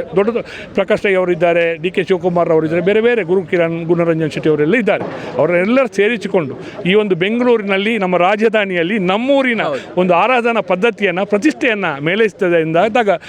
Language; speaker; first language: Kannada; non-native, local second language; Tulu